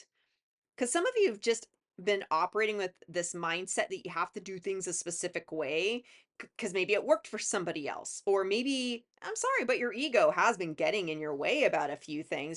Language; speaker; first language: English; native; English